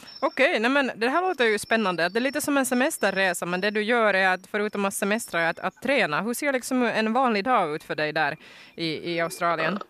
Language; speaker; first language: Swedish; native; Swedish